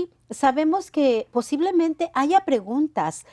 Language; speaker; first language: Spanish; native; Spanish